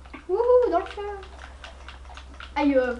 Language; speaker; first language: French; native; French